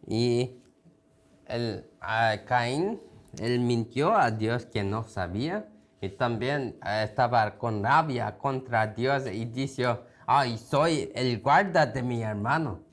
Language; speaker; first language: Spanish; non-native, fluent; Korean